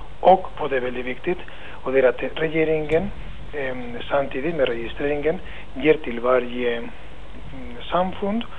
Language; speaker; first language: Swedish; non-native, fluent; Spanish